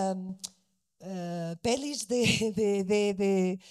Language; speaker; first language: Spanish; non-native, fluent; Portuguese